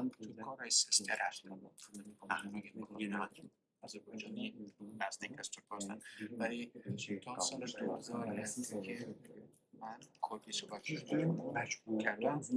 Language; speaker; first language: Persian; non-native, learner; Kurdish